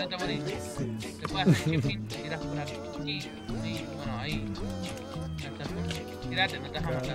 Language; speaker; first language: Spanish; native; Spanish